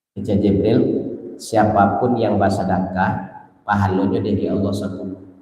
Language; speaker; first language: Malay; non-native, local second language; Minangkabau